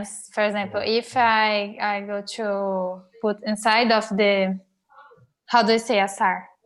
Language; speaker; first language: English; non-native, learner; Portuguese